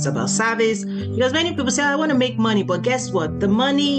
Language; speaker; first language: English; non-native, local second language; Yoruba